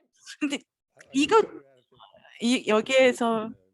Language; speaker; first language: Korean; native; Korean